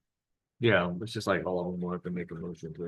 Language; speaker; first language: English; native; English